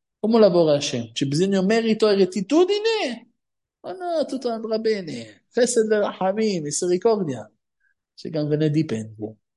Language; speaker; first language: Italian; non-native, fluent; Hebrew